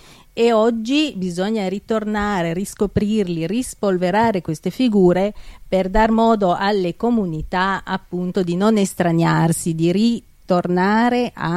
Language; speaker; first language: Italian; native; Italian